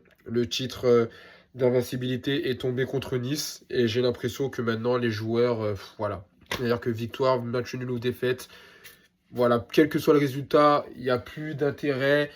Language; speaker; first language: French; native; French